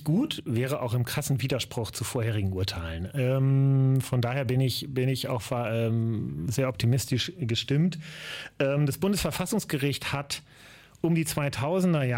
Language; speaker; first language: German; native; German